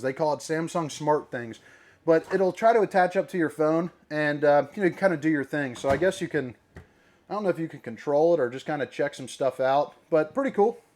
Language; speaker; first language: English; native; English